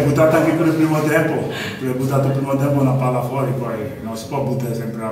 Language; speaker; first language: Italian; non-native, learner; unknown